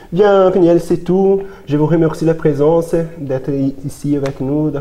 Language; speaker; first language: French; non-native, learner; Portuguese